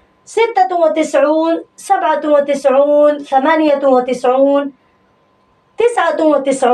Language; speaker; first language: Arabic; non-native, fluent; Urdu